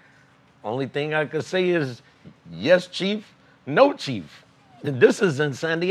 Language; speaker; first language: English; native; English